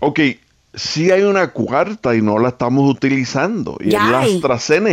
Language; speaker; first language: Spanish; early bilingual, heritage; Spanish